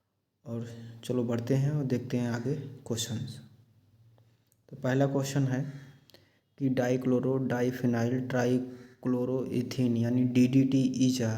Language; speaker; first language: Hindi; native; Hindi